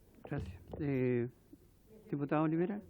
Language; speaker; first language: Spanish; native; Spanish